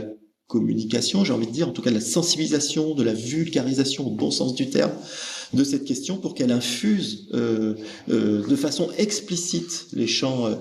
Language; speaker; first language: French; native; French